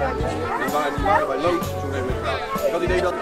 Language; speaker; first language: Dutch; native; Dutch